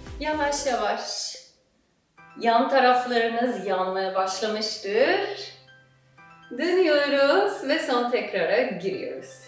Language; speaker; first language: Turkish; non-native, fluent; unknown